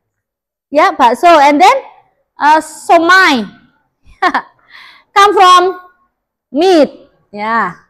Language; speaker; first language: English; non-native, learner; Indonesian